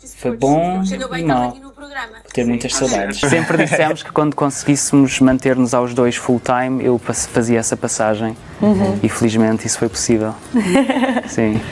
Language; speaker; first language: Portuguese; native; Portuguese